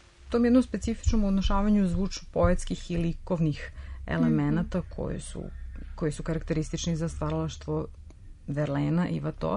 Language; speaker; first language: Serbian; native; Serbian